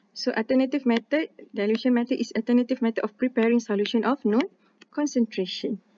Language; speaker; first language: English; non-native, local second language; Malay